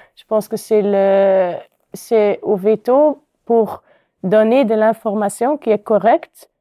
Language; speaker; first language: French; non-native, local second language; Dutch